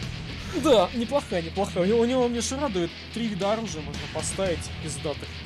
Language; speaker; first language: Russian; native; Russian